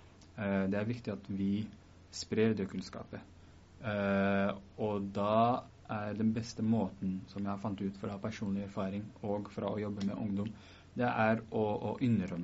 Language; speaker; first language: Norwegian; early bilingual, other home language; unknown